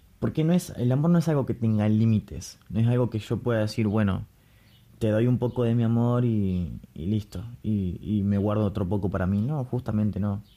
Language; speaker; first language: Spanish; native; Spanish